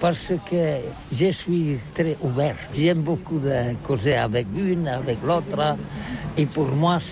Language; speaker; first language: French; non-native, learner; Catalan